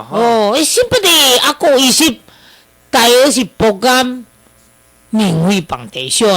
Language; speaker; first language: Filipino; non-native, learner; Chinese